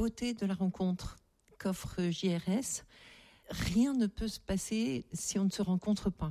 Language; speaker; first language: French; native; French